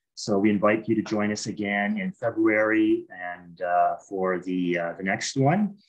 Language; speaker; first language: English; native; English